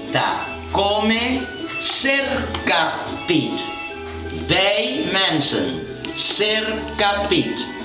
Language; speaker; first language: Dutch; non-native, local second language; Papiamento